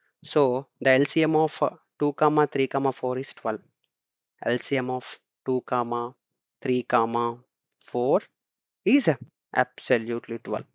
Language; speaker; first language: English; non-native, local second language; Telugu